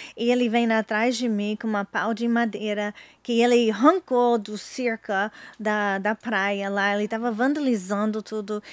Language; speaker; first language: Portuguese; non-native, learner; English